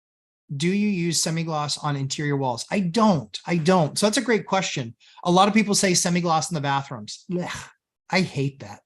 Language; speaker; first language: English; native; English